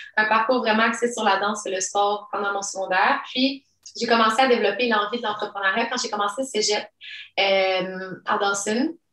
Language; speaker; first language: French; early bilingual, other home language; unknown